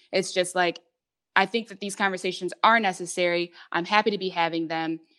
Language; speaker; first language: English; native; English